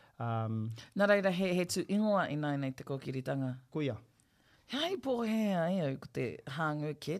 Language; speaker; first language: Māori; non-native, local second language; English